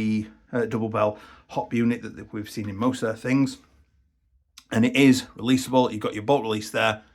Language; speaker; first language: English; native; English